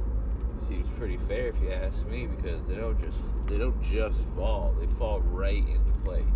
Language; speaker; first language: English; native; English